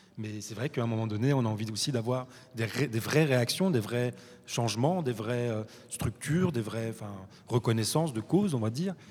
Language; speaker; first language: French; early bilingual, other home language; Arabic